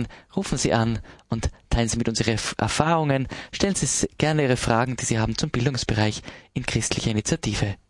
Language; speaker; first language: German; native; German